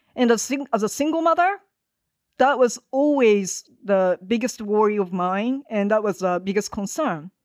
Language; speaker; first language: English; non-native, fluent; Japanese